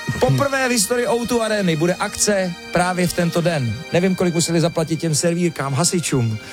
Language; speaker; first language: Czech; native; Czech